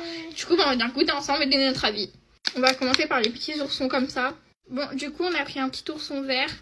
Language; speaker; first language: French; native; French